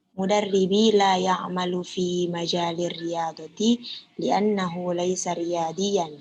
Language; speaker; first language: Arabic; non-native, learner; Indonesian